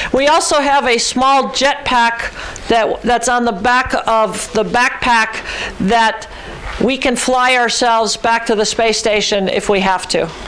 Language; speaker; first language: English; early bilingual, other home language; Ukrainian